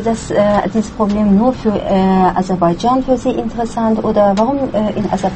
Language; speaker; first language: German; non-native, fluent; Azerbaijani